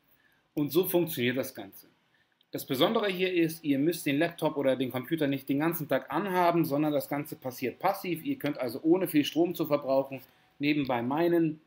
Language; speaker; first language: German; native; German